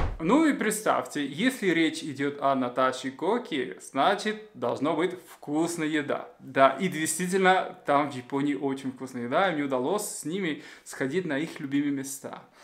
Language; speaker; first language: Russian; non-native, fluent; Spanish